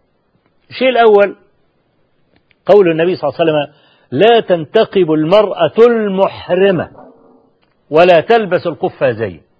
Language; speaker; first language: Arabic; native; Arabic